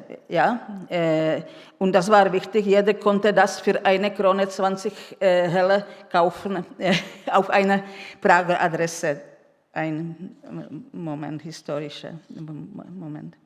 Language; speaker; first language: German; non-native, fluent; Czech